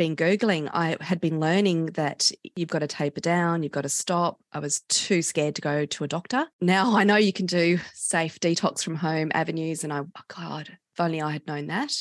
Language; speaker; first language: English; native; English